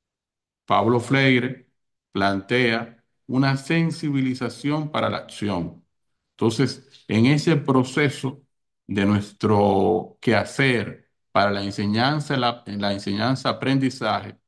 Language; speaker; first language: Spanish; native; Spanish